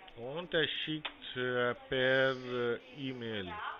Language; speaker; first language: German; non-native, fluent; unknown